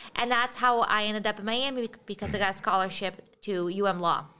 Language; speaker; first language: English; early bilingual, other home language; Russian